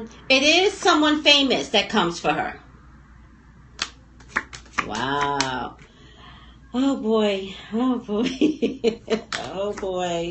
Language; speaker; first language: English; native; English